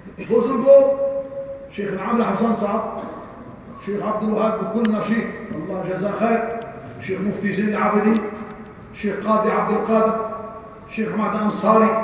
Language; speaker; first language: Urdu; non-native, learner; Arabic